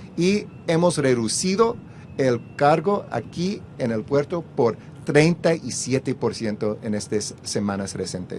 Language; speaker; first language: Spanish; early bilingual, heritage; English